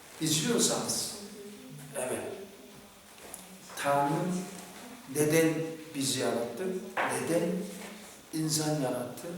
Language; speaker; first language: Turkish; non-native, fluent; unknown